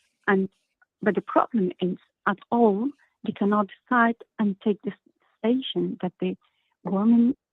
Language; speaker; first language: English; non-native, learner; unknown